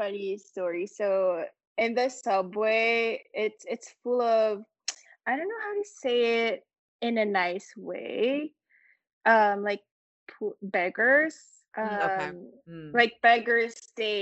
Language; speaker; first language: English; non-native, local second language; Filipino